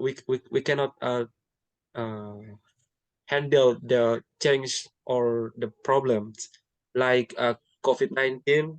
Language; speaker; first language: English; non-native, learner; Indonesian